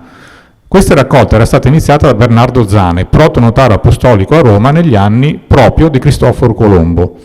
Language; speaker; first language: Italian; native; Italian